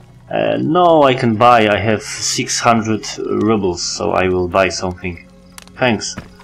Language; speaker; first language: English; non-native, learner; Polish